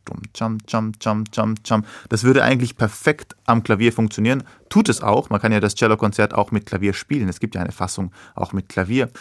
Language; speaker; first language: German; early bilingual, other home language; Persian